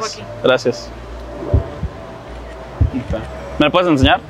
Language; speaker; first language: Spanish; native; Spanish